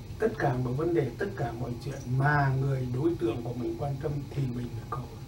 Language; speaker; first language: Vietnamese; native; Vietnamese